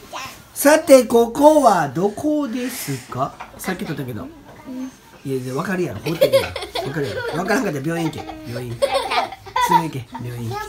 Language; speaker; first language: Japanese; native; Japanese